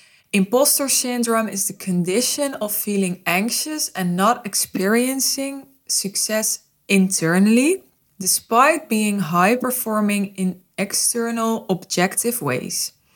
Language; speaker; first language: English; non-native, fluent; Dutch